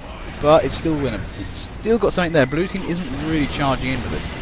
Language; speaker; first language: English; native; English